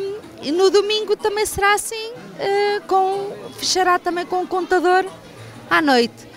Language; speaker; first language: Portuguese; native; Portuguese